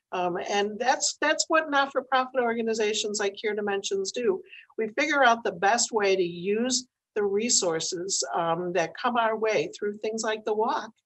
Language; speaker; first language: English; native; English